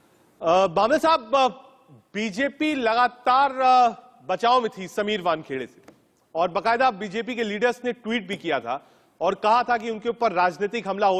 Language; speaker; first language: Hindi; native; Hindi